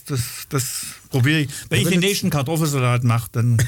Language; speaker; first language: German; native; German